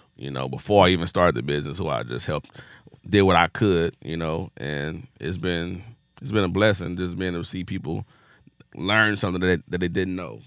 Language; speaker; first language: English; native; English